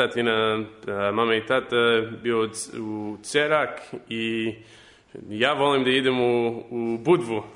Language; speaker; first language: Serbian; early bilingual, heritage; English